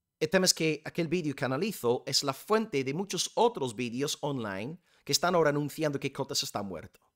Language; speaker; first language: Spanish; non-native, fluent; English